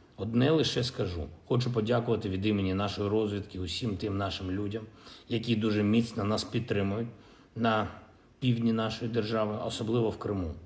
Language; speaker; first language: Ukrainian; non-native, local second language; Russian